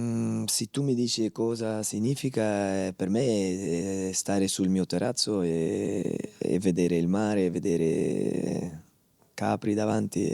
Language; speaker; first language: Italian; non-native, fluent; Dutch